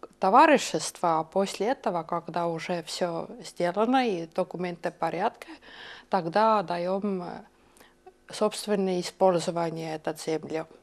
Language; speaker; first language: Russian; non-native, local second language; Estonian